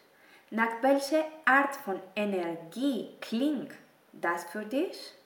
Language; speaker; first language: German; non-native, fluent; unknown